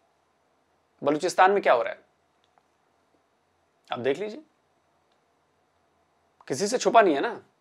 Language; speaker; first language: Hindi; native; Hindi